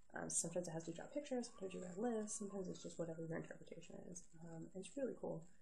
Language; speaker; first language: English; native; English